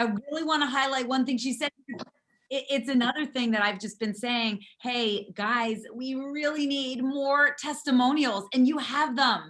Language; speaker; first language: English; native; English